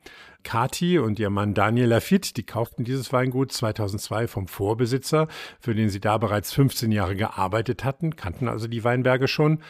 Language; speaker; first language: German; native; German